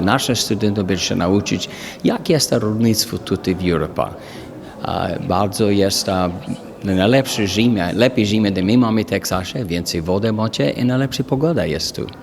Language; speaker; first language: Polish; non-native, learner; English